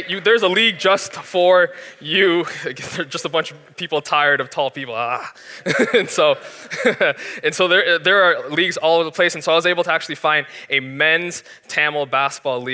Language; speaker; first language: English; native; English